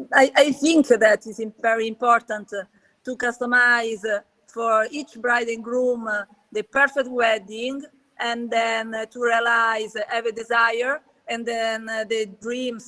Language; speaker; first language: English; non-native, learner; Italian